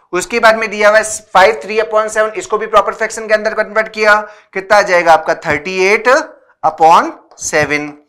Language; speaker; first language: Hindi; native; Hindi